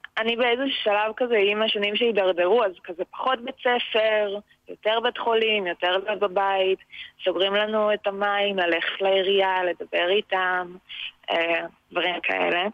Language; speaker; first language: Hebrew; early bilingual, other home language; Russian